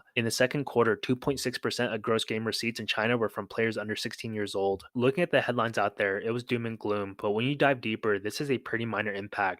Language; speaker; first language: English; native; English